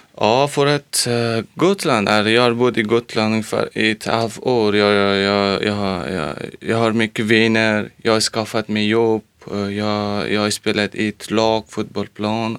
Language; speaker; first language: Swedish; non-native, learner; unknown